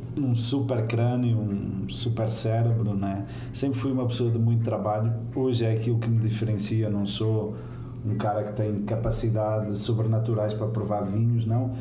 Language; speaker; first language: Portuguese; native; Portuguese